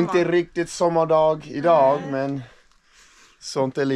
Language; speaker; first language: Swedish; non-native, learner; English